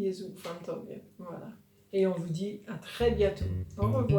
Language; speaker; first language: French; non-native, fluent; Polish